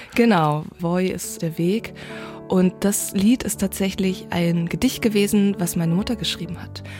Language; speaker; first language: German; non-native, local second language; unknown